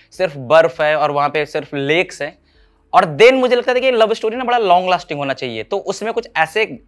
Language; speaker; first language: Hindi; native; Hindi